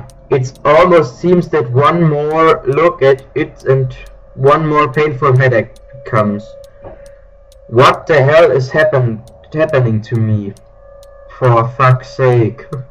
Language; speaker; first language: English; non-native, learner; German